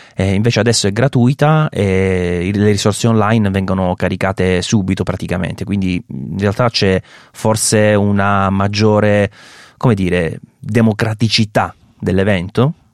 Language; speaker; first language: Italian; native; Italian